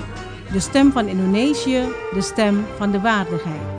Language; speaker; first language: Dutch; non-native, fluent; Indonesian